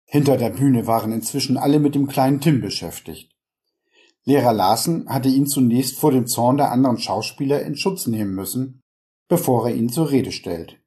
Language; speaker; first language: German; native; German